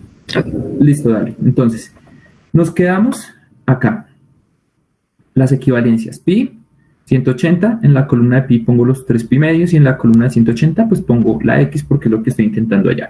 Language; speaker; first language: Spanish; native; Spanish